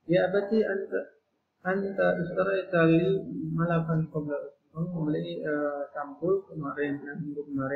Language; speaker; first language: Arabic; non-native, fluent; Indonesian